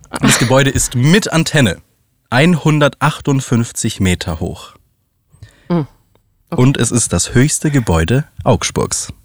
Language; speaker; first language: German; native; German